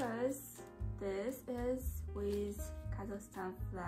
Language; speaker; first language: English; non-native, learner; Russian